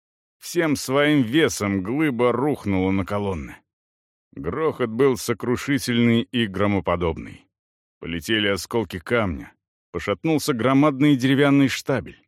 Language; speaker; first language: Russian; native; Russian